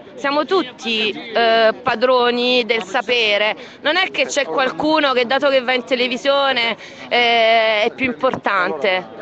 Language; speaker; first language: Italian; native; Italian